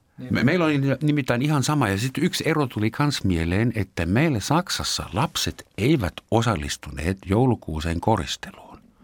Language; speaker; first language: Finnish; non-native, fluent; German